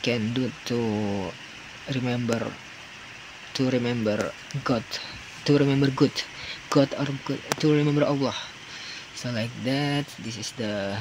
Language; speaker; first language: English; non-native, learner; Indonesian